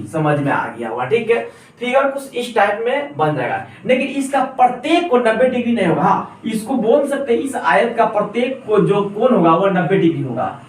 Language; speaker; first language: Hindi; native; Hindi